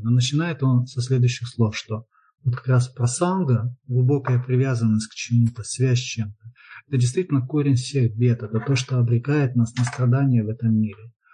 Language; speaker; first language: Russian; native; Russian